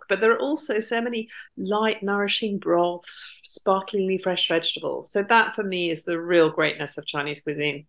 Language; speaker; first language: English; native; English